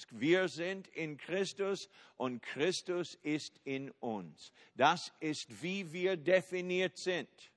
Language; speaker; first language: German; non-native, fluent; English